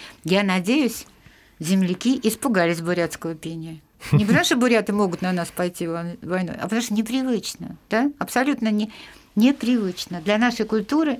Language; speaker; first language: Russian; native; Russian